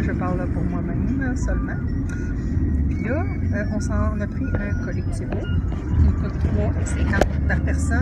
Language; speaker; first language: French; native; French